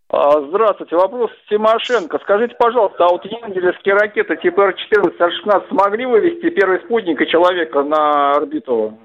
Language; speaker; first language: Russian; native; Russian